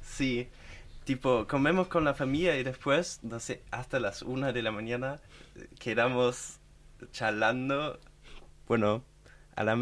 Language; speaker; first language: Spanish; non-native, fluent; German